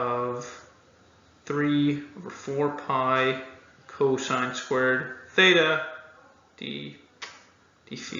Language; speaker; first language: English; native; English